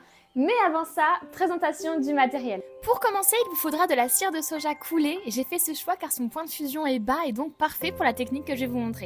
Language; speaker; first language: French; native; French